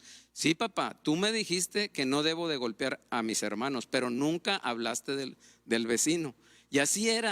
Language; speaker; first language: Spanish; native; Spanish